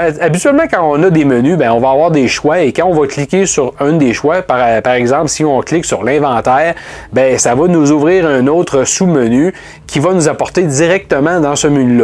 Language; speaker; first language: French; native; French